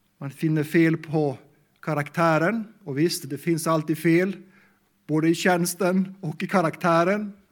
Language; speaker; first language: Swedish; native; Swedish